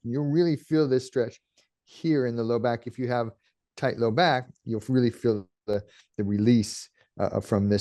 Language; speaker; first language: English; native; English